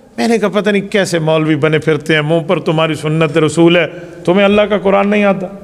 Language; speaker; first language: Urdu; non-native, local second language; Saraiki